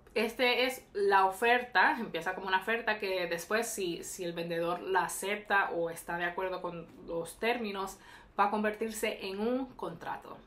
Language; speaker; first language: Spanish; early bilingual, heritage; Spanish